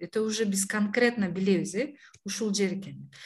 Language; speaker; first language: Russian; non-native, local second language; Kyrgyz